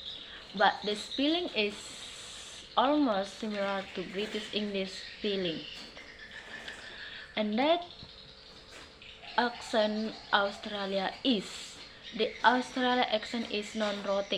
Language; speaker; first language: English; non-native, learner; Indonesian